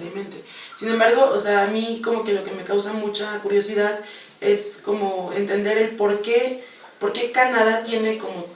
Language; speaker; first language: Spanish; native; Spanish